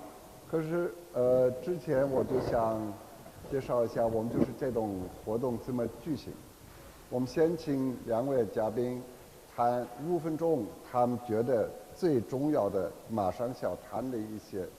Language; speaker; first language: Chinese; non-native, fluent; German